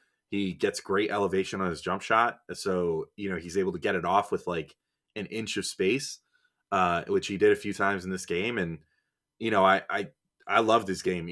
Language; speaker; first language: English; native; English